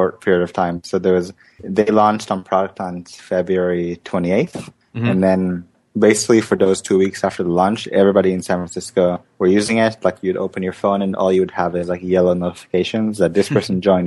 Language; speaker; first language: English; native; English